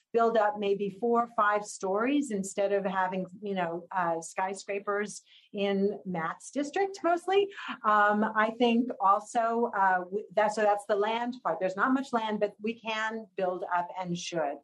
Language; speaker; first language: English; native; English